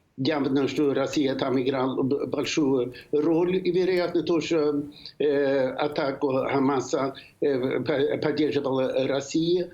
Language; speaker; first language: Russian; non-native, fluent; Swedish